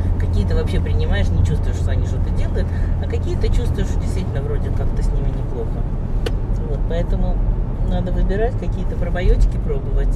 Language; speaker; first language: Russian; native; Russian